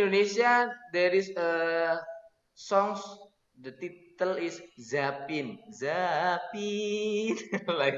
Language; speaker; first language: English; non-native, learner; Indonesian